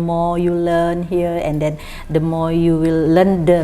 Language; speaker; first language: English; non-native, fluent; Indonesian